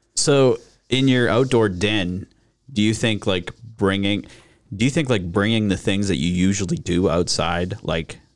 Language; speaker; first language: English; native; English